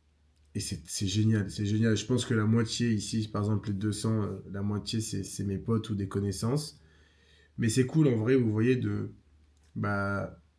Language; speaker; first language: French; native; French